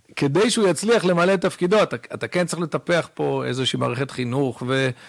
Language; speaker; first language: Hebrew; early bilingual, other home language; English